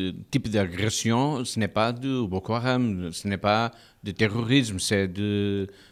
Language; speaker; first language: French; non-native, learner; Portuguese